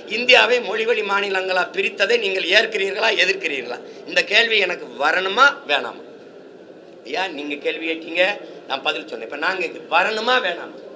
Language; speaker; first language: Tamil; native; Tamil